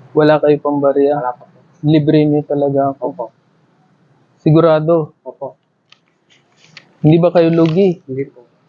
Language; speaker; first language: Filipino; non-native, learner; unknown